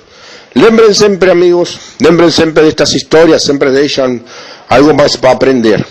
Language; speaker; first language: Portuguese; non-native, learner; Spanish